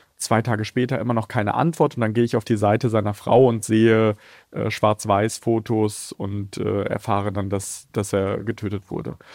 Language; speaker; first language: German; early bilingual, other home language; Russian